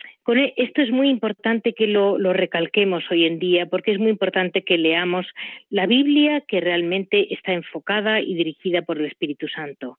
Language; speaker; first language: Spanish; native; Spanish